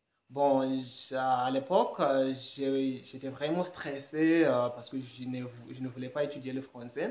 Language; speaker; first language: French; non-native, fluent; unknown